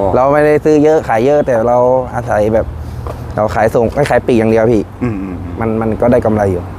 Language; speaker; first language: Thai; native; Thai